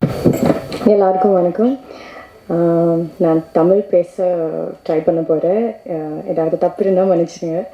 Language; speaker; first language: Tamil; non-native, learner; Malayalam